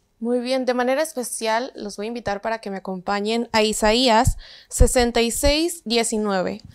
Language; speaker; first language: Spanish; native; Spanish